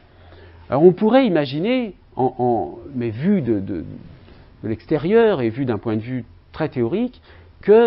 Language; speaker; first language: French; native; French